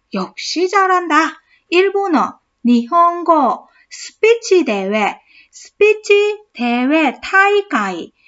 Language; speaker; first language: Korean; native; Korean